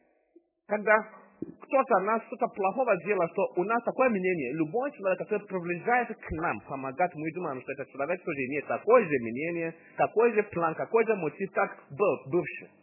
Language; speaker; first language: Russian; non-native, fluent; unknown